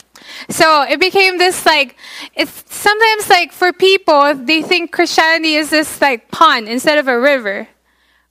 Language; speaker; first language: English; non-native, local second language; Filipino